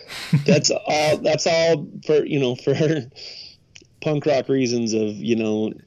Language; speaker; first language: English; native; English